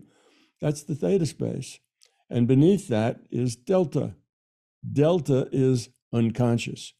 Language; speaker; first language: English; native; English